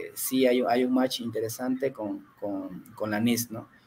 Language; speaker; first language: Spanish; native; Spanish